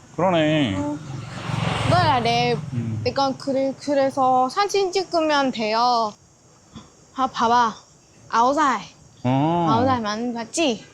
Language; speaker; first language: Korean; non-native, learner; Vietnamese